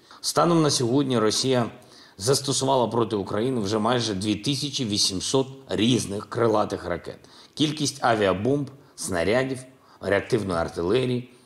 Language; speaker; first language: Ukrainian; non-native, local second language; Russian